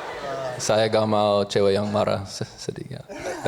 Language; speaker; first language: Indonesian; non-native, learner; English